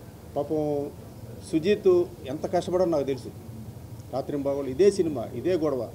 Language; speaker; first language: Telugu; native; Telugu